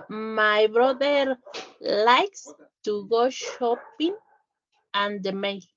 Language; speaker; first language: English; non-native, learner; Spanish